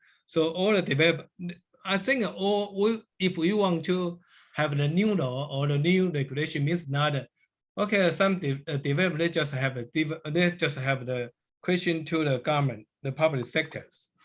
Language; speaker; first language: English; non-native, learner; Chinese